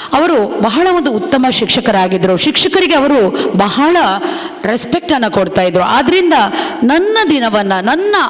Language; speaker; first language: Kannada; non-native, local second language; Tulu